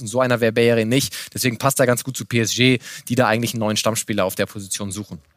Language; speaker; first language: German; native; German